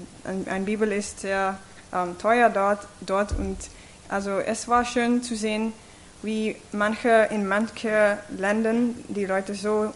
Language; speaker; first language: German; non-native, fluent; English